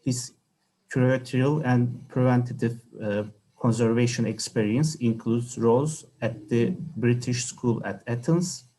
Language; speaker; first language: English; non-native, fluent; Turkish